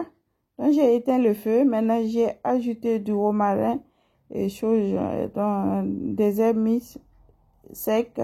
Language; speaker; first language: French; non-native, local second language; Mossi